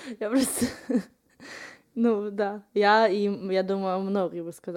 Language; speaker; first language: Russian; non-native, fluent; English